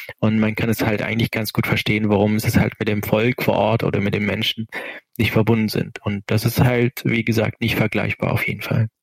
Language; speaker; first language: German; non-native, fluent; Arabic